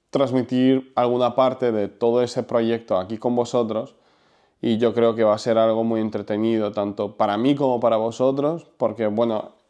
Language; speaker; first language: Spanish; non-native, fluent; Ukrainian